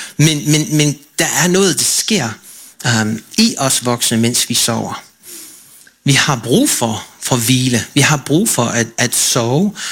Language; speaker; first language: Danish; non-native, fluent; English